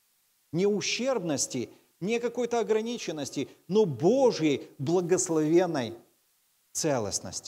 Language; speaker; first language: Russian; native; Russian